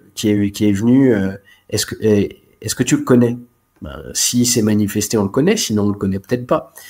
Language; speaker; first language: French; native; French